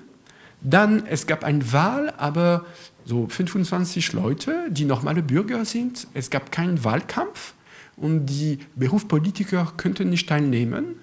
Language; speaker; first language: German; non-native, fluent; French